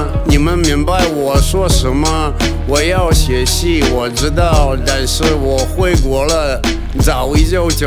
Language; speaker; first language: Chinese; non-native, learner; Russian